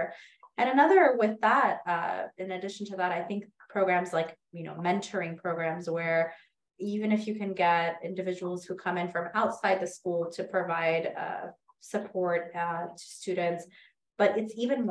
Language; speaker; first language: English; native; English